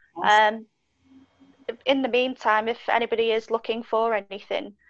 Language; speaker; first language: English; native; English